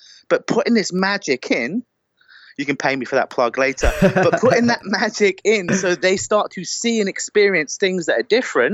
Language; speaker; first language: English; native; English